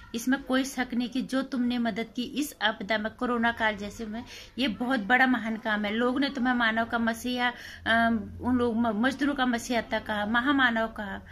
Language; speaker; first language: Hindi; native; Hindi